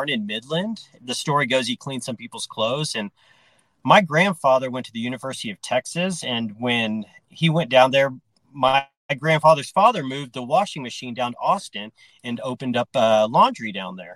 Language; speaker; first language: English; native; English